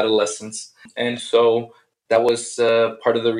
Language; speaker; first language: English; native; English